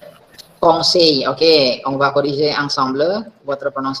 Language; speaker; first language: French; non-native, fluent; Indonesian